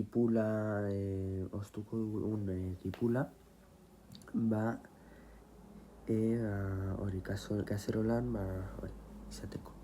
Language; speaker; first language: Basque; non-native, local second language; Spanish